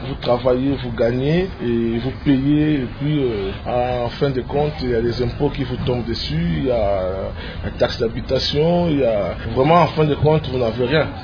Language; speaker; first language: French; non-native, local second language; Lingala